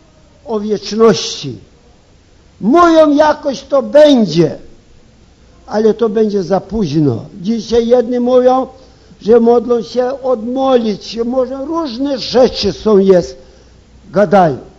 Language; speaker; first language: Polish; early bilingual, heritage; Ukrainian